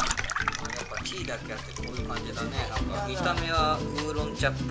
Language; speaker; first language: Japanese; native; Japanese